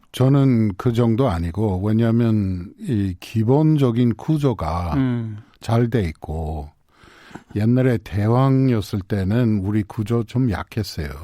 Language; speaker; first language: Korean; non-native, fluent; English